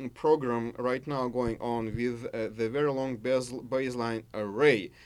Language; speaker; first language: English; non-native, fluent; Russian